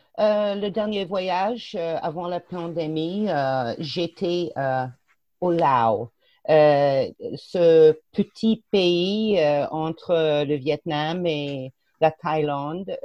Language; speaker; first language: French; non-native, fluent; English